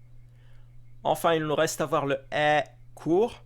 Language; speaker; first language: French; native; French